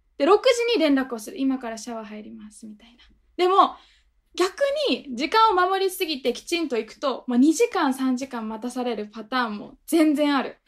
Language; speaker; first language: Japanese; native; Japanese